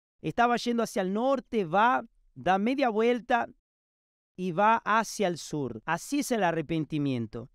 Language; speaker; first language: Spanish; non-native, fluent; Portuguese